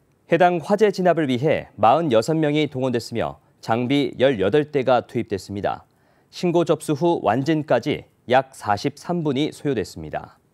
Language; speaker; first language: Korean; native; Korean